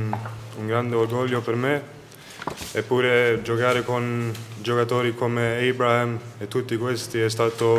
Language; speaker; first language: Italian; non-native, fluent; Swedish